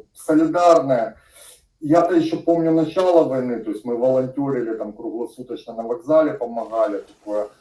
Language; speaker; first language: Russian; native; Russian